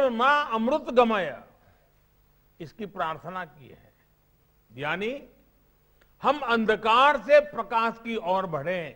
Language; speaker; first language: Hindi; non-native, local second language; Gujarati